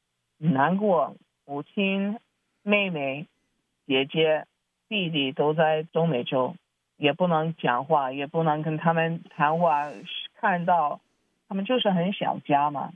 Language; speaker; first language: Chinese; early bilingual, heritage; Chinese